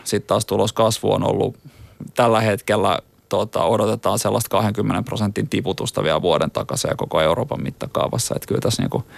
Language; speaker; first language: Finnish; native; Finnish